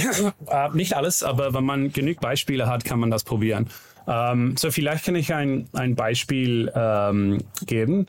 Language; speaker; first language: German; non-native, learner; Dutch